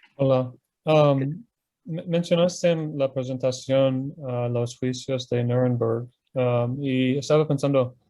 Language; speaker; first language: Spanish; non-native, fluent; English